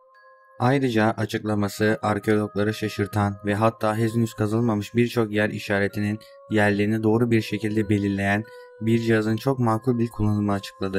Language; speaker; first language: Turkish; native; Turkish